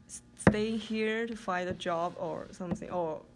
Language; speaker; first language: English; non-native, learner; Chinese